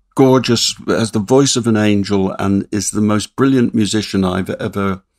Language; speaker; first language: English; native; English